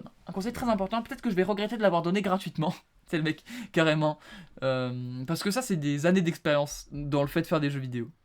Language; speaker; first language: French; native; French